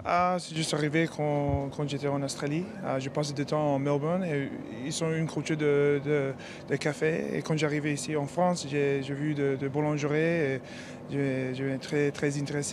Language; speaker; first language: French; non-native, learner; English